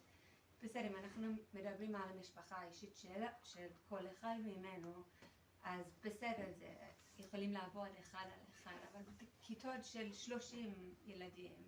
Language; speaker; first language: Hebrew; non-native, fluent; English